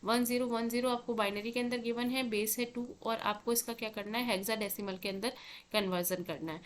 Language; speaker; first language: Hindi; native; Hindi